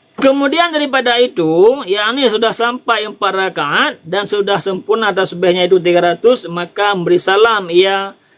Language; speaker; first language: Malay; non-native, local second language; Achinese